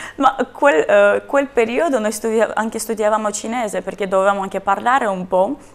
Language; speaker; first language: Italian; non-native, fluent; Armenian